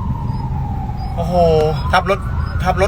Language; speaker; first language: Thai; native; Thai